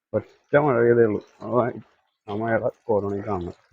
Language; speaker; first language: Malayalam; native; Malayalam